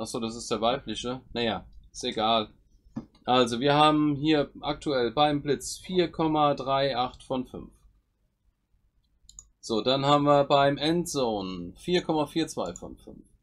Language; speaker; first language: German; native; German